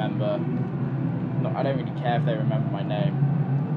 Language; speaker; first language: English; native; English